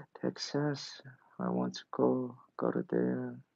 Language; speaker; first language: English; non-native, learner; Korean